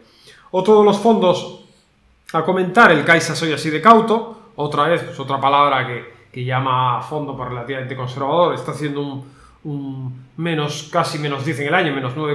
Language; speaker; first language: Spanish; native; Spanish